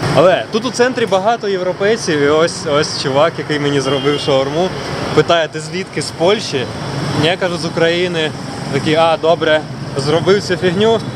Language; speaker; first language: Ukrainian; non-native, local second language; Russian